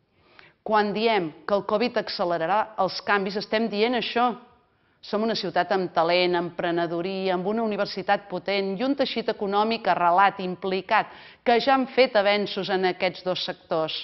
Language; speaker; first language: Catalan; native; Catalan